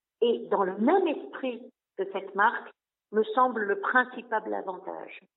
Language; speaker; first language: French; non-native, local second language; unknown